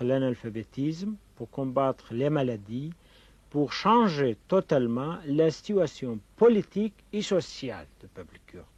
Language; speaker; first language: French; non-native, fluent; Kurdish